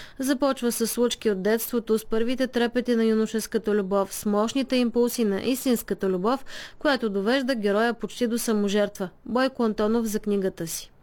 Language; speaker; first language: Bulgarian; native; Bulgarian